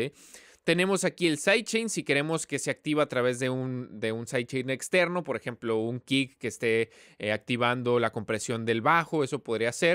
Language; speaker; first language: Spanish; native; Spanish